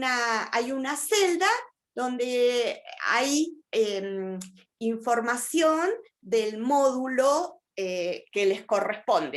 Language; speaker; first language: Spanish; native; Spanish